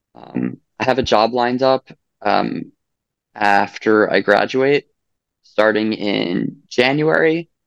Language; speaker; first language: English; native; English